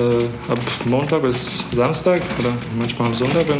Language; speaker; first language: German; non-native, learner; Romanian